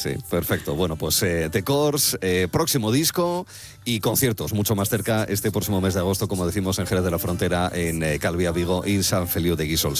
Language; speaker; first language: Spanish; native; Spanish